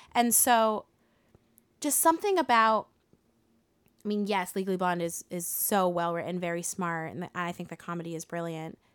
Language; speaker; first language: English; native; English